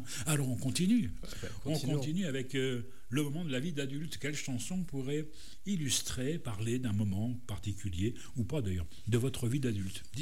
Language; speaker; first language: French; native; French